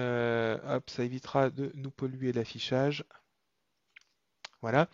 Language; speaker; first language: French; native; French